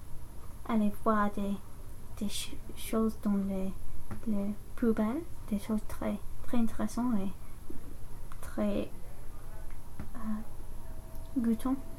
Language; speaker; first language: French; non-native, learner; English